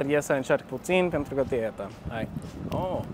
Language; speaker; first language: Romanian; non-native, learner; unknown